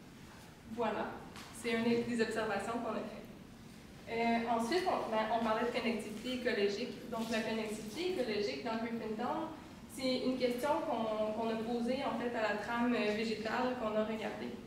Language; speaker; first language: French; native; French